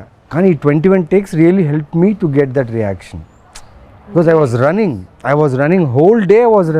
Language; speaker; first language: Telugu; native; Telugu